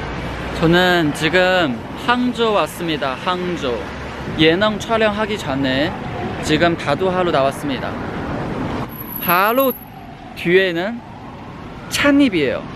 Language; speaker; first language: Korean; non-native, fluent; Chinese